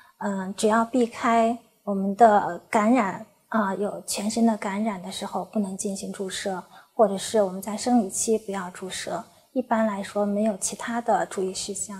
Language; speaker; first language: Chinese; native; Chinese